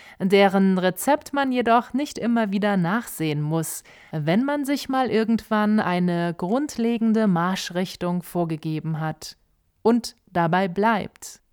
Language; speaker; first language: German; native; German